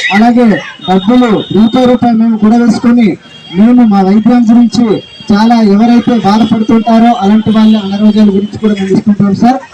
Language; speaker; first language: Telugu; native; Telugu